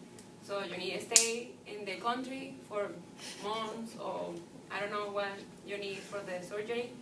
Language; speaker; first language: English; non-native, learner; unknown